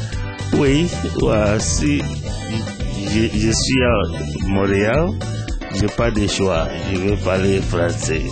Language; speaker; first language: French; non-native, learner; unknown